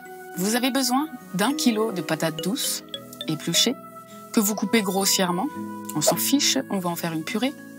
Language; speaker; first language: French; native; French